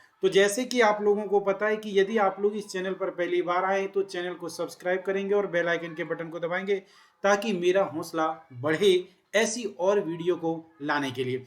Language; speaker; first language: Hindi; native; Hindi